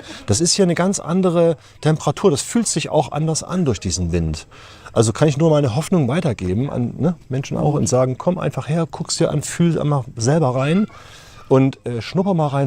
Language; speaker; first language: German; native; German